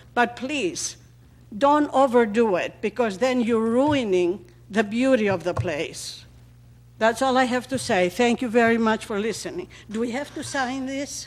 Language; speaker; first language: English; non-native, fluent; Greek